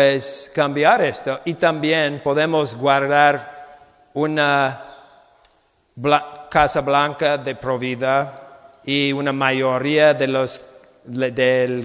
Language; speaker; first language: Spanish; non-native, fluent; English